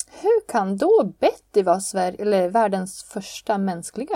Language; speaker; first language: Swedish; native; Swedish